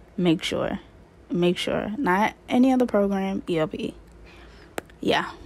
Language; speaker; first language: English; native; English